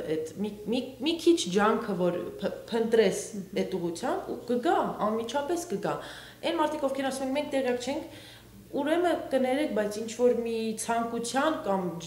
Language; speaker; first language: Armenian; early bilingual, heritage; Armenian